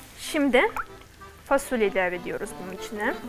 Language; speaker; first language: Turkish; non-native, fluent; Russian